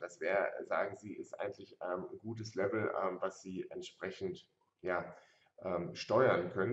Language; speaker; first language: German; native; German